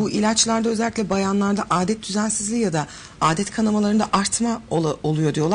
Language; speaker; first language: Turkish; native; Turkish